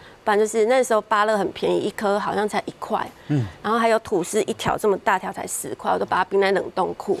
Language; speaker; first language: Chinese; native; Chinese